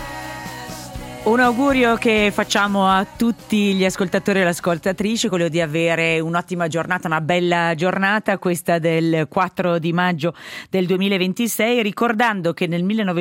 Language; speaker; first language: Italian; native; Italian